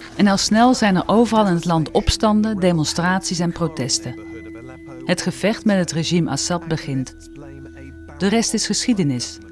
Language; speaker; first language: Dutch; native; Dutch